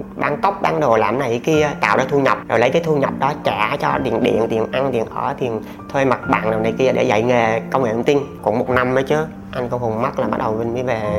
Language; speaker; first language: Vietnamese; native; Vietnamese